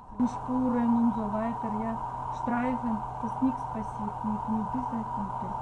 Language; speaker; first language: German; non-native, learner; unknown